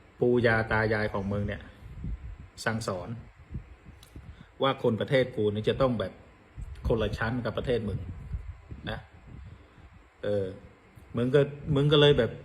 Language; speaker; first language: Thai; non-native, fluent; Khmer